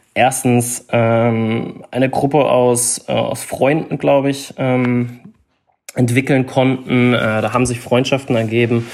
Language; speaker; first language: German; native; German